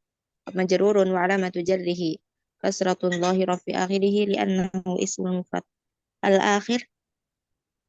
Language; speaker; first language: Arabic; non-native, learner; Indonesian